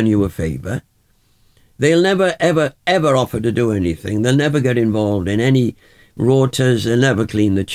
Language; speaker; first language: English; native; English